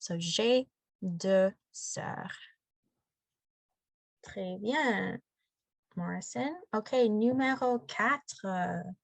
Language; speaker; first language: French; non-native, fluent; English